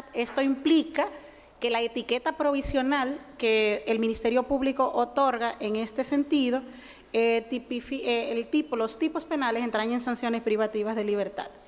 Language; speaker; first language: Spanish; native; Spanish